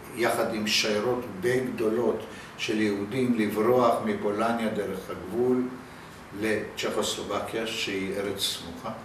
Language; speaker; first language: Hebrew; early bilingual, other home language; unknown